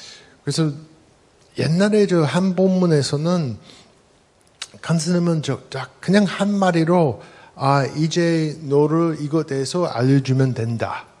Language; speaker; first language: Korean; non-native, fluent; English